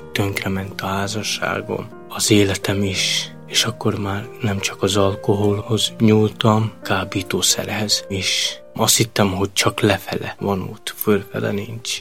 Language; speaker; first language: Hungarian; non-native, local second language; Romany